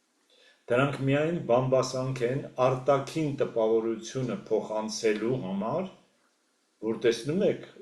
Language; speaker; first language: Armenian; native; Armenian